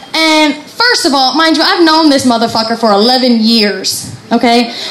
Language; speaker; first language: English; native; English